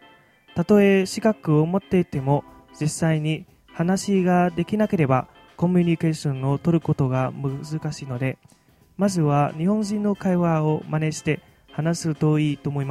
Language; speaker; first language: Japanese; non-native, fluent; Vietnamese